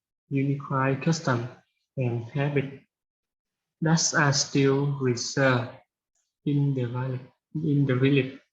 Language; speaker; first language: English; non-native, learner; Vietnamese